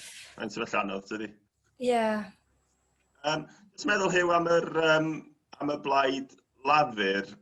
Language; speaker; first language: Welsh; native; Welsh